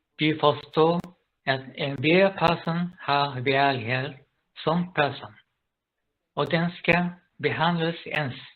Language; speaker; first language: Danish; non-native, learner; Japanese